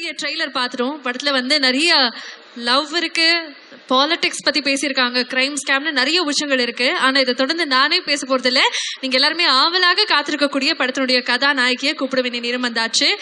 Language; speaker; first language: Tamil; native; Tamil